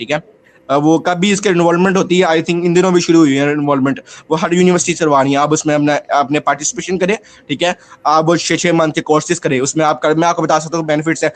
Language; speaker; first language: Urdu; non-native, local second language; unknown